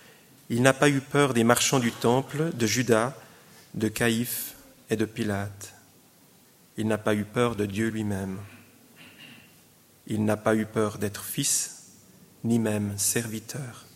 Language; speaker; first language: French; native; French